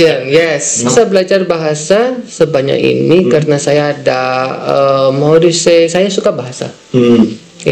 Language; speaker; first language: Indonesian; non-native, fluent; Dutch